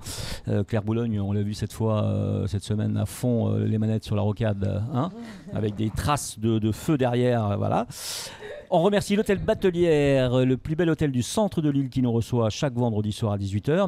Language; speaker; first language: French; native; French